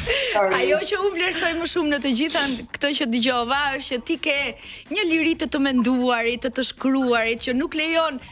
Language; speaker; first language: Albanian; native; Albanian